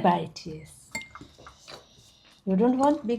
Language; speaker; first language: English; non-native, learner; Nepali